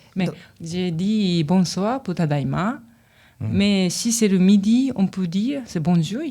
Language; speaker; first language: French; non-native, learner; Japanese